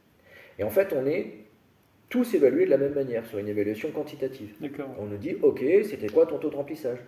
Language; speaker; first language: French; native; French